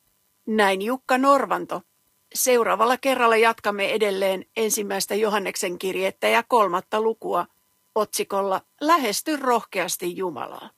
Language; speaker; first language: Finnish; native; Finnish